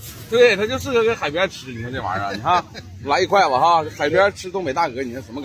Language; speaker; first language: Chinese; native; Chinese